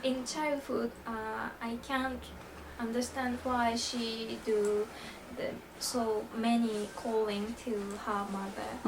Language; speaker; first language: English; non-native, learner; Japanese